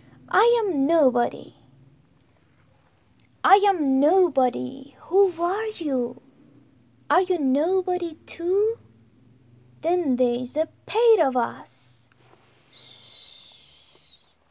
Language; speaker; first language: English; non-native, learner; Persian